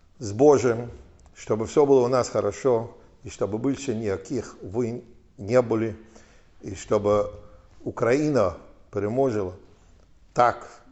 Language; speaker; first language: Ukrainian; non-native, learner; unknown